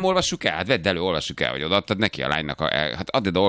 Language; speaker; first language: Hungarian; native; Hungarian